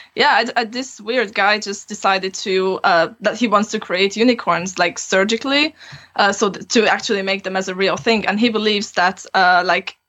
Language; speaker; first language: English; non-native, fluent; Romanian